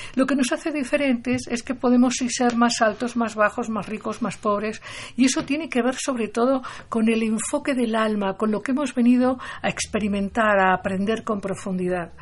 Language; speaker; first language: Spanish; native; Spanish